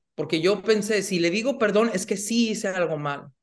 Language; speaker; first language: Spanish; early bilingual, heritage; Spanish